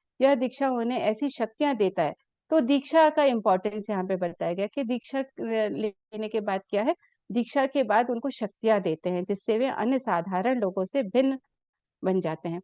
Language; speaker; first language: Hindi; native; Hindi